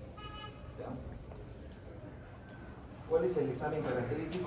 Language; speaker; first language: Spanish; native; Spanish